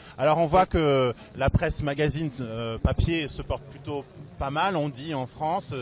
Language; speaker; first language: French; native; French